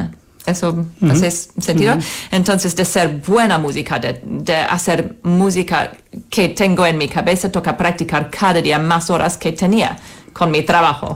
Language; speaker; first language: Spanish; non-native, fluent; English